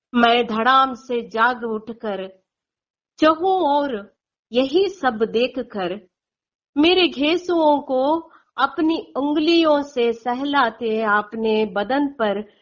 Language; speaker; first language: Hindi; non-native, local second language; Konkani